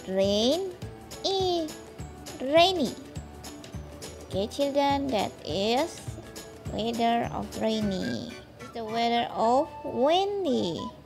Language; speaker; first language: English; non-native, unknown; Indonesian